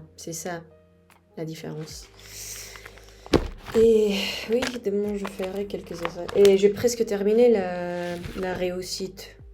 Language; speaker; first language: French; non-native, fluent; Spanish